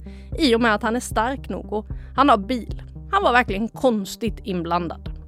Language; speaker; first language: Swedish; native; Swedish